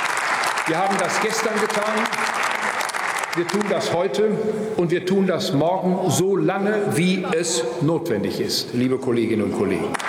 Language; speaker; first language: German; native; German